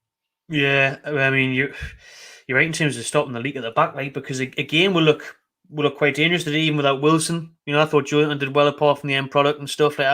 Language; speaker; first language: English; native; English